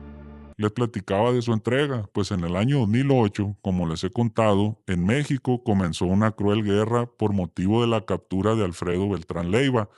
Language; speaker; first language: Spanish; native; Spanish